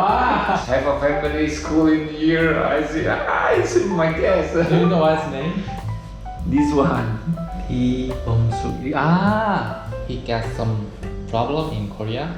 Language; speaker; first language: English; non-native, learner; Korean